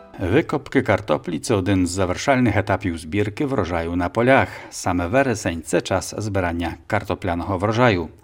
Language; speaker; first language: Ukrainian; native; Ukrainian